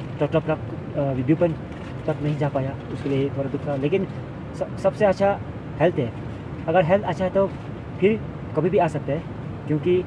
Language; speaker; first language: Hindi; non-native, local second language; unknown